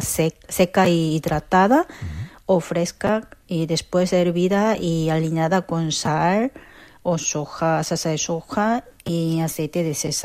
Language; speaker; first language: Spanish; non-native, learner; Korean